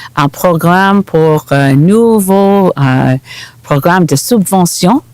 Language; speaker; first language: French; non-native, local second language; English